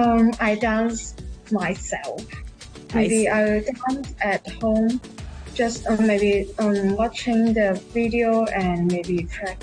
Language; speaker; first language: English; non-native, local second language; Cantonese